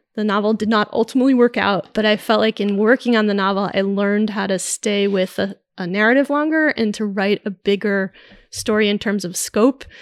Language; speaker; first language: English; native; English